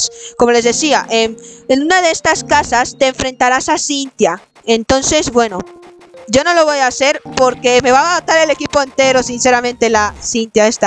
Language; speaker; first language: Spanish; native; Spanish